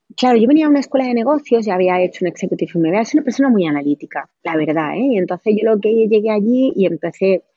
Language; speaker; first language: Spanish; native; Spanish